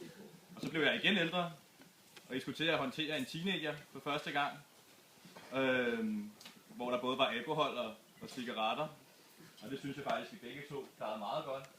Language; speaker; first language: Danish; native; Danish